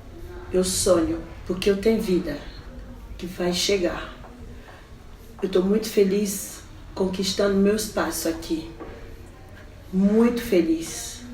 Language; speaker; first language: Portuguese; non-native, fluent; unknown